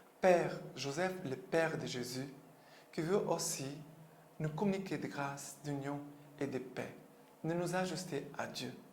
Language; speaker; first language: French; non-native, fluent; Portuguese